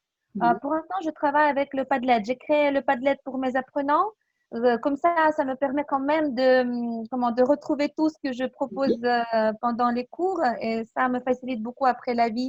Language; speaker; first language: French; non-native, fluent; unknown